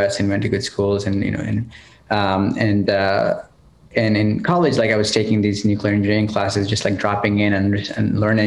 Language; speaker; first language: English; non-native, local second language; Telugu